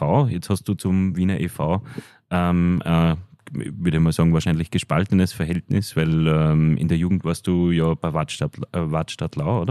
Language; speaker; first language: German; native; German